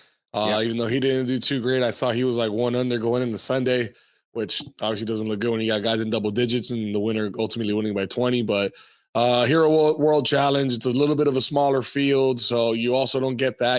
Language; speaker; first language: English; native; English